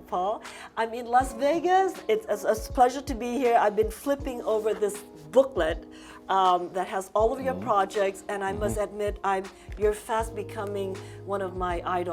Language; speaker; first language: English; non-native, fluent; Vietnamese